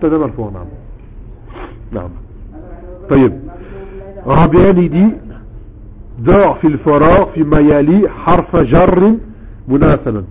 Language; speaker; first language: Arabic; non-native, fluent; French